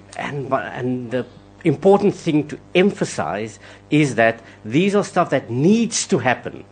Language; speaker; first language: English; non-native, local second language; Afrikaans